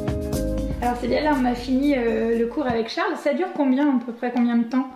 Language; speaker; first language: French; native; French